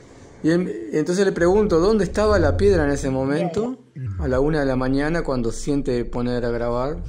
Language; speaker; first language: Spanish; native; Spanish